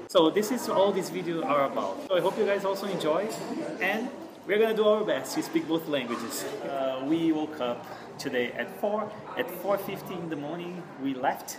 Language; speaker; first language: English; non-native, fluent; Portuguese